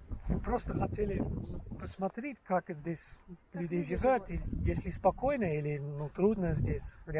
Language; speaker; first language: Russian; non-native, learner; English